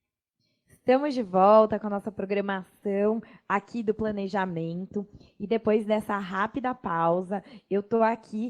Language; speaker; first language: Portuguese; native; Portuguese